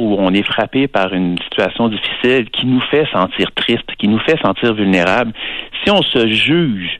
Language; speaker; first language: French; native; French